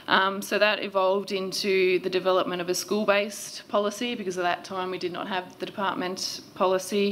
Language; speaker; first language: English; native; English